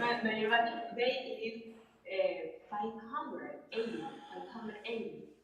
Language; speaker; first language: English; non-native, learner; Spanish